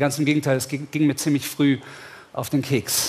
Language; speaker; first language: German; native; German